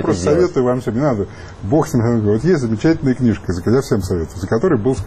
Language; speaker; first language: Russian; native; Russian